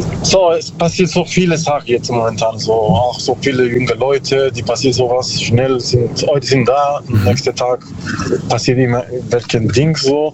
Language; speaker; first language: German; non-native, learner; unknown